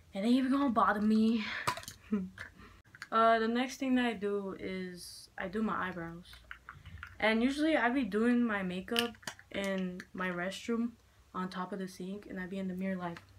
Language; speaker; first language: English; native; English